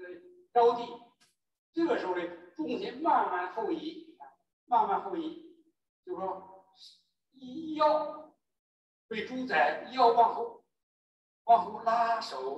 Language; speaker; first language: Chinese; native; Chinese